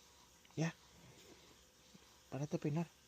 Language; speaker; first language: Spanish; native; Spanish